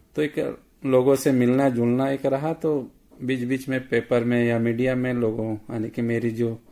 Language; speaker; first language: Hindi; native; Hindi